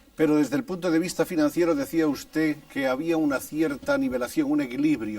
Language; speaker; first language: Spanish; native; Spanish